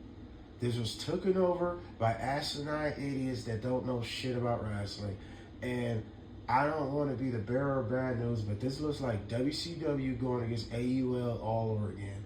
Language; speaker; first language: English; native; English